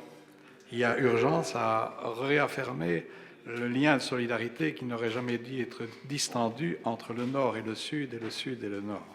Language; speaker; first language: French; native; French